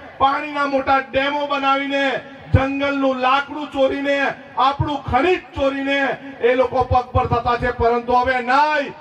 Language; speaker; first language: Gujarati; non-native, local second language; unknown